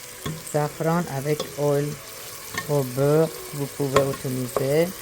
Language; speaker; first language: French; non-native, learner; Persian